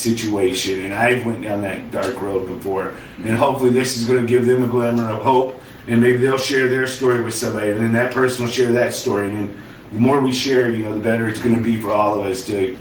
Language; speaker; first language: English; native; English